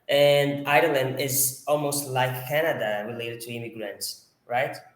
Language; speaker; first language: English; non-native, fluent; Portuguese